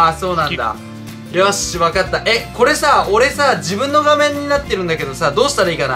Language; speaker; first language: Japanese; native; Japanese